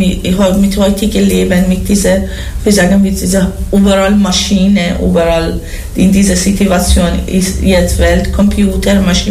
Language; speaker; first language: German; non-native, learner; Persian